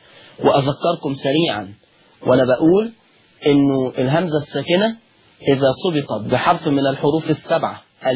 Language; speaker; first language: Arabic; native; Arabic